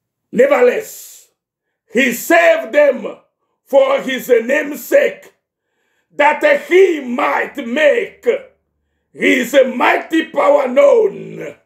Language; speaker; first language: English; non-native, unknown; Ewe